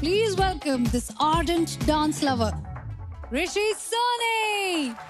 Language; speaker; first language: Hindi; native; Hindi